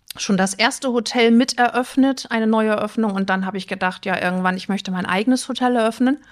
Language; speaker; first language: German; native; German